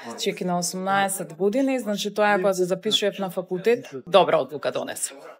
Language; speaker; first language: Macedonian; native; Macedonian